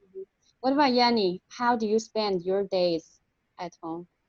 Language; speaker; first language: English; non-native, fluent; Chinese